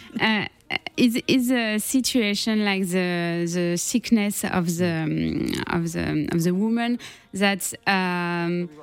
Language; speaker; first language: English; non-native, learner; French